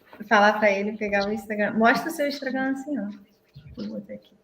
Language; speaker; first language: Portuguese; native; Portuguese